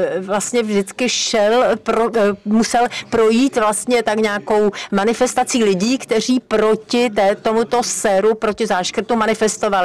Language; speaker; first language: Czech; native; Czech